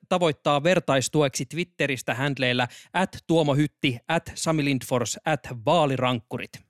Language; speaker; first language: Finnish; native; Finnish